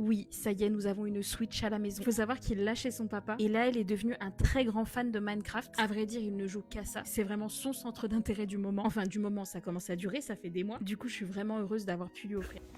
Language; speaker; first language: French; native; French